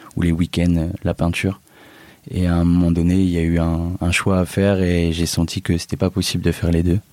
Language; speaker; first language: French; native; French